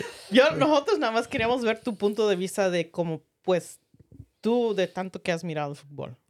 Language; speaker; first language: Spanish; early bilingual, heritage; Spanish